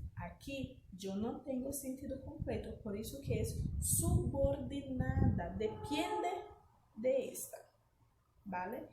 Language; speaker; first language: Spanish; non-native, fluent; Portuguese